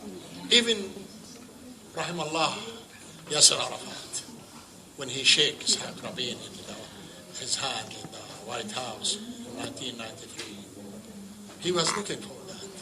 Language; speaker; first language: English; non-native, fluent; Arabic